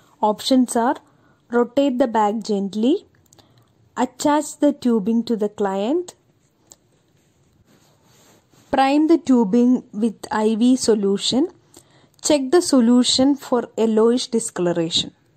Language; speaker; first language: English; non-native, local second language; Malayalam